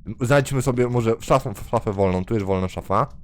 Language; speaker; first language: Polish; native; Polish